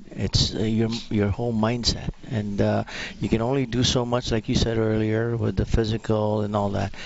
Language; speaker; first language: English; non-native, local second language; Filipino